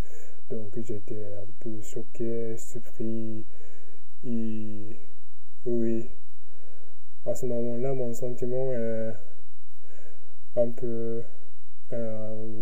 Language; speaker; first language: French; non-native, learner; Japanese